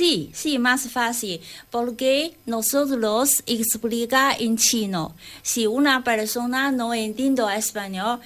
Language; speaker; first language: Spanish; non-native, learner; Chinese